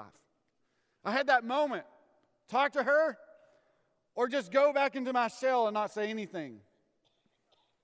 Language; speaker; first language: English; native; English